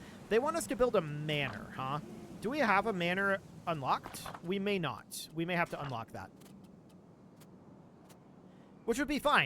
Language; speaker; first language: English; native; English